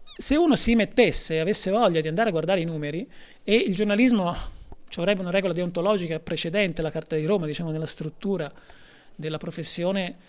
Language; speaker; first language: Italian; native; Italian